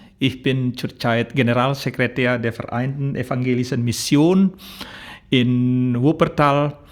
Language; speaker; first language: German; non-native, learner; Indonesian